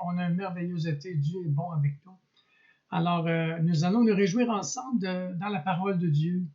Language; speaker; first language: French; native; French